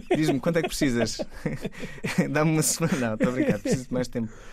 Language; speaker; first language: Portuguese; native; Portuguese